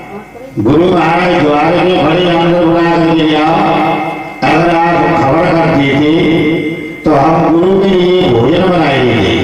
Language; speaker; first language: Hindi; native; Hindi